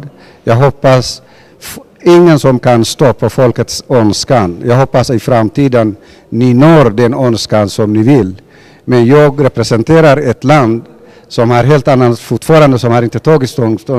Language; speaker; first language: Swedish; non-native, fluent; Somali